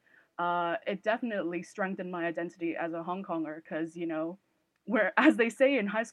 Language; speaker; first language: English; non-native, local second language; Cantonese